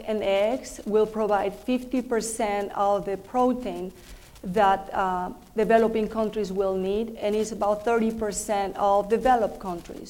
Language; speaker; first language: English; non-native, fluent; Spanish